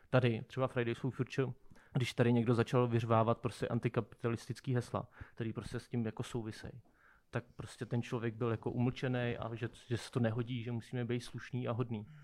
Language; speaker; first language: Czech; native; Czech